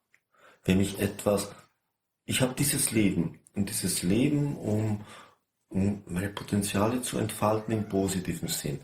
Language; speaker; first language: German; native; German